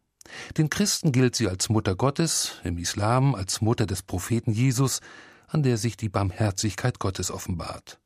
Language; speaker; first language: German; native; German